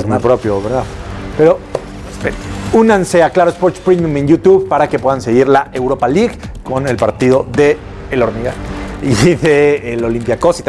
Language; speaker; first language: Spanish; native; Spanish